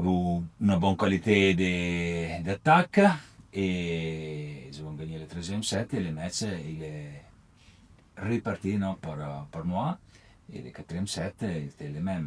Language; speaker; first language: French; non-native, learner; Italian